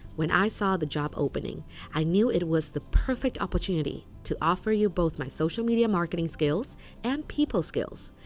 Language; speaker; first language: English; non-native, fluent; Vietnamese